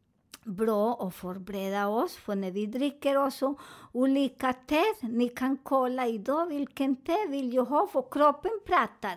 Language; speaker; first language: Swedish; non-native, learner; Spanish